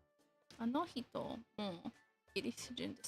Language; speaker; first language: Japanese; non-native, learner; English